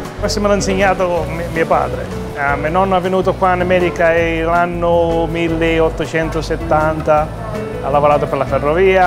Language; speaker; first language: Italian; early bilingual, heritage; Italian